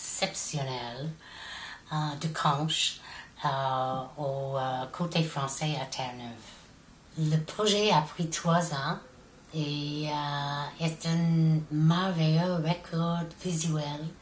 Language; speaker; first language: French; non-native, local second language; English